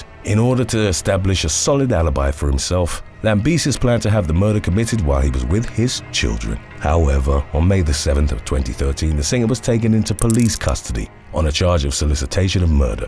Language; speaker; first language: English; native; English